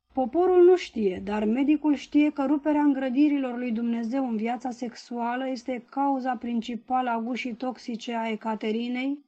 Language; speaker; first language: Romanian; native; Romanian